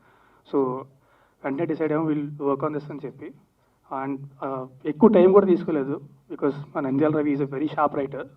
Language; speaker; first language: Telugu; native; Telugu